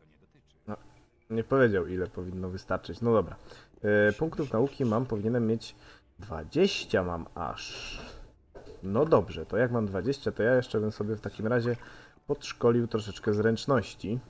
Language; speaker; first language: Polish; native; Polish